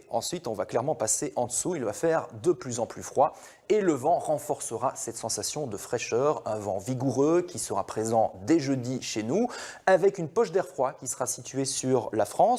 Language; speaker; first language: French; native; French